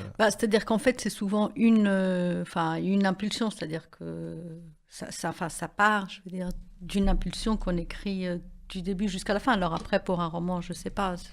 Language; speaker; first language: French; non-native, fluent; Spanish